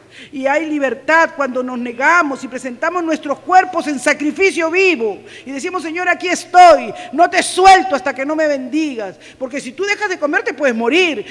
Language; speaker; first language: Spanish; native; Spanish